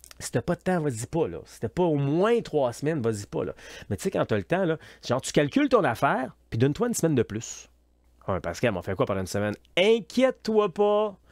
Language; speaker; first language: French; native; French